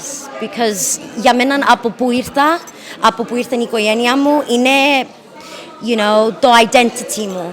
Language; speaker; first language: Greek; early bilingual, heritage; English